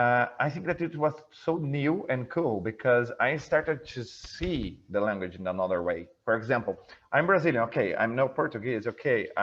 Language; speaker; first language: English; non-native, fluent; Portuguese